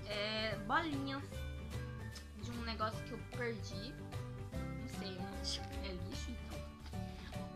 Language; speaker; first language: Portuguese; early bilingual, heritage; Portuguese